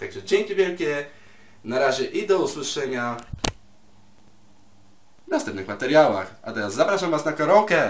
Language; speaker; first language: Polish; native; Polish